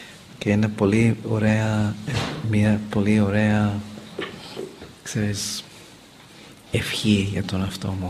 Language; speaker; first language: Greek; non-native, learner; English